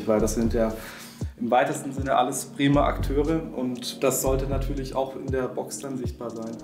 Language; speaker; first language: German; native; German